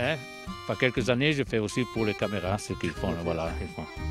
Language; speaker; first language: French; non-native, local second language; Italian